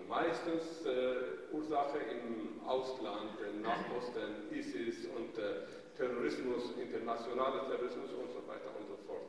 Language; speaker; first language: German; non-native, fluent; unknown